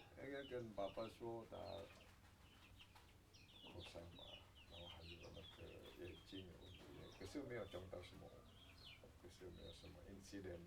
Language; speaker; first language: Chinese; non-native, learner; Indonesian